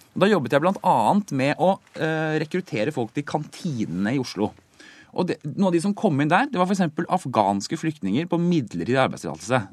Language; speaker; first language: Norwegian; native; Norwegian